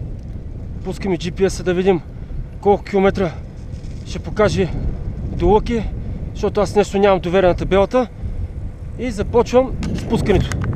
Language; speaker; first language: Bulgarian; native; Bulgarian